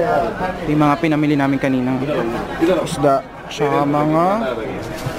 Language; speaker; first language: Filipino; native; Filipino